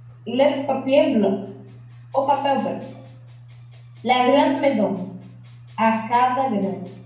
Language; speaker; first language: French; non-native, learner; Portuguese